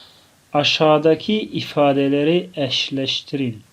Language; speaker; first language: Turkish; non-native, fluent; Tajik